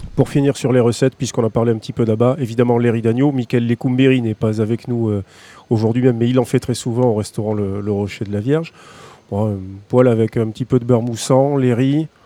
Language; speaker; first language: French; native; French